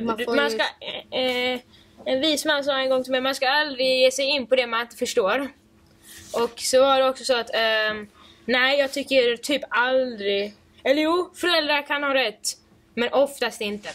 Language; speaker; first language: Swedish; native; Swedish